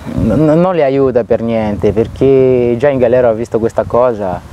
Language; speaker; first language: Italian; non-native, fluent; Lingala